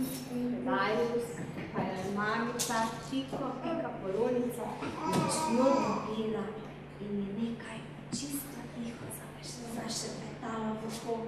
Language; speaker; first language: Slovenian; native; Slovenian